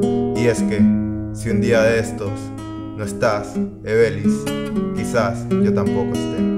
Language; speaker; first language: Spanish; native; Spanish